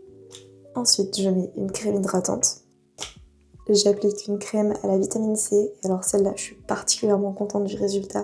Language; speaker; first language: French; native; French